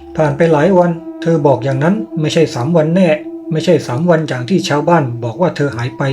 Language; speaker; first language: Thai; native; Thai